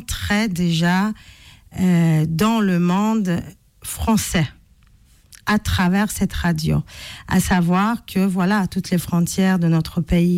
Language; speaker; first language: French; non-native, fluent; Polish